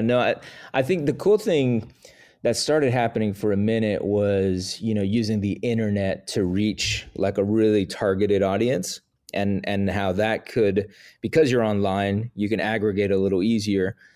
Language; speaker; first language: English; early bilingual, other home language; Spanish